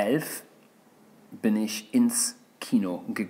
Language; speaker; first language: German; non-native, fluent; English